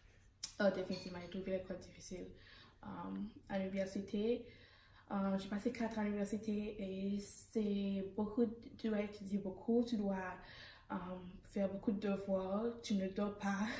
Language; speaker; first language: French; early bilingual, heritage; Haitian Creole